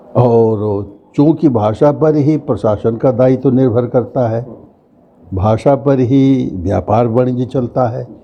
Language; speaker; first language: Hindi; native; Hindi